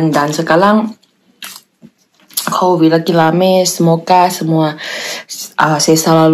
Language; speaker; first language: Indonesian; non-native, fluent; Thai